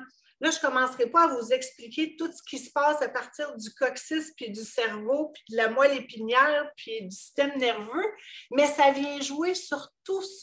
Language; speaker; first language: French; native; French